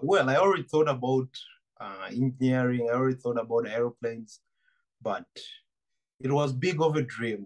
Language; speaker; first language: English; non-native, local second language; Ganda